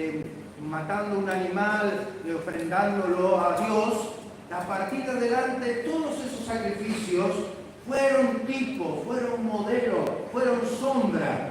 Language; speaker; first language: Spanish; native; Spanish